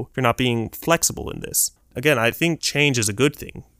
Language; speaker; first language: English; early bilingual, other home language; Urdu